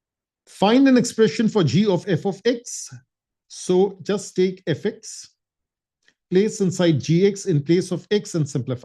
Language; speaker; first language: English; non-native, local second language; Urdu